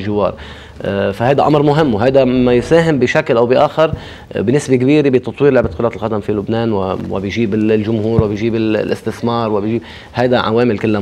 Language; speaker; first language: Arabic; native; Arabic